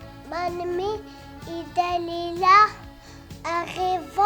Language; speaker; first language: French; non-native, learner; Arabic